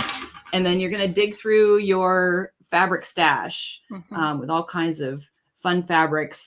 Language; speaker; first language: English; native; English